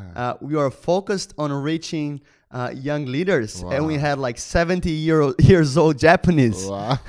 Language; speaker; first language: English; non-native, fluent; Portuguese